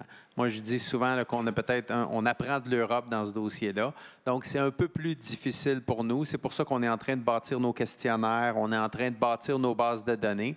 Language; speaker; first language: French; native; French